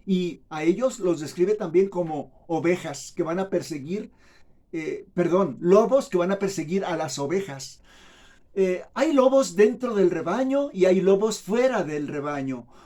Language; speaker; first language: Spanish; native; Spanish